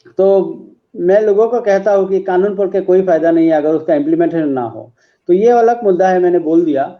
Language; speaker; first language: Hindi; non-native, local second language; Bangla